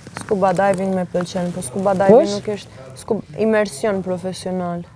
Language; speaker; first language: Albanian; early bilingual, heritage; Albanian